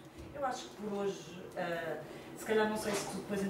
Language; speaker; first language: Portuguese; native; Portuguese